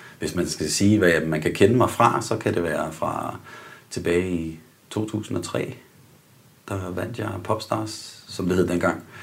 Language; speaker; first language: Danish; native; Danish